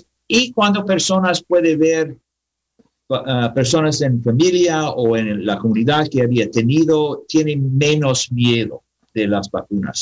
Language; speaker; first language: Spanish; non-native, learner; English